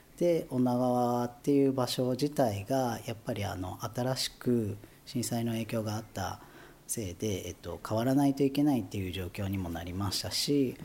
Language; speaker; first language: Japanese; native; Japanese